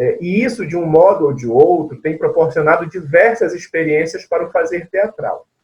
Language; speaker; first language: Portuguese; native; Portuguese